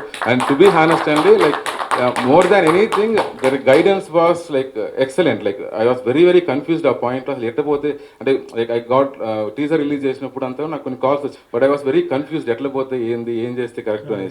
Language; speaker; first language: Telugu; native; Telugu